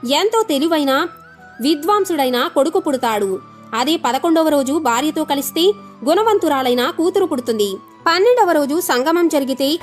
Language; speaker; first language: Telugu; native; Telugu